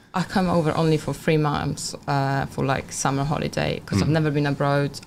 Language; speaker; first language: English; non-native, fluent; Polish